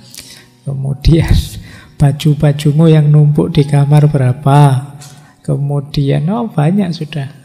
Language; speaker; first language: Indonesian; non-native, local second language; Javanese